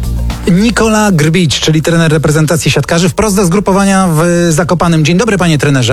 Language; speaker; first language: Polish; native; Polish